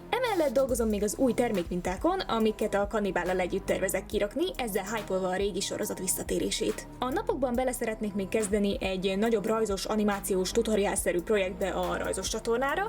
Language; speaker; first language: Hungarian; native; Hungarian